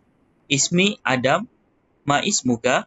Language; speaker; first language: Arabic; non-native, learner; Malay